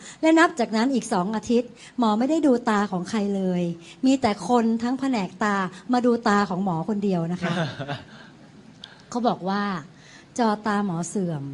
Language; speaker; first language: Thai; native; Thai